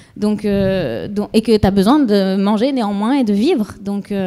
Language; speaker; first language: French; native; French